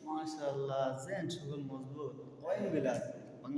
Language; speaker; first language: Arabic; non-native, learner; Bangla